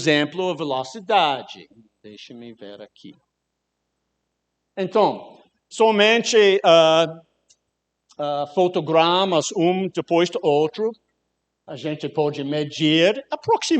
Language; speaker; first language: Portuguese; non-native, learner; English